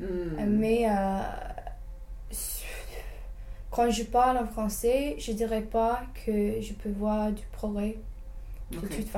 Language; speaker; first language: French; non-native, fluent; English